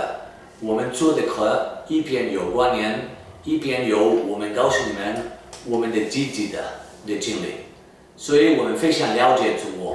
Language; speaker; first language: Chinese; non-native, fluent; Spanish